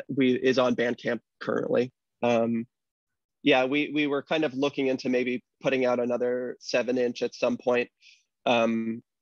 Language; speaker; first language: English; native; English